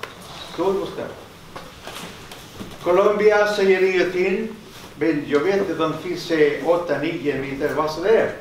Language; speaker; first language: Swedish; non-native, learner; Spanish